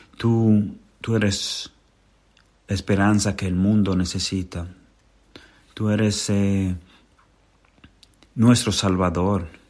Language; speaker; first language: Spanish; native; Spanish